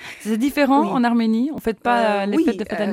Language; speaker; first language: French; native; French